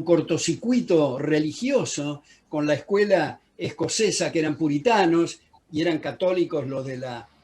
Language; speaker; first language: Spanish; native; Spanish